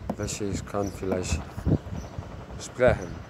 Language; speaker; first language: German; non-native, learner; Polish